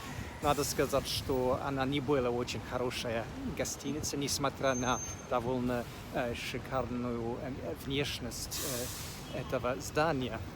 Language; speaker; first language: Russian; non-native, fluent; English